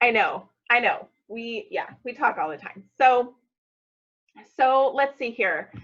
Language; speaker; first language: English; native; English